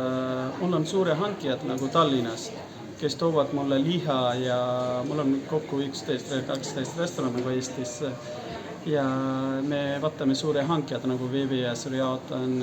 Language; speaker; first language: Estonian; non-native, learner; Hindi